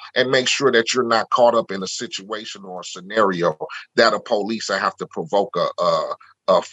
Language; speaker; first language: English; native; English